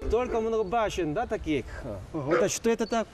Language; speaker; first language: Russian; non-native, fluent; Korean